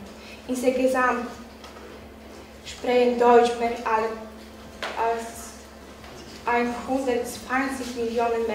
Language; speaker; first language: German; non-native, learner; Polish